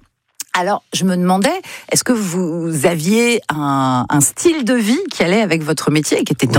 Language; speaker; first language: French; native; French